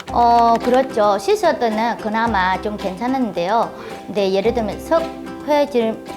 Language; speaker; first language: Korean; non-native, fluent; Vietnamese